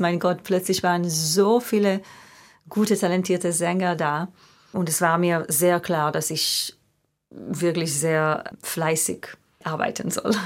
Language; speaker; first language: German; non-native, fluent; Hebrew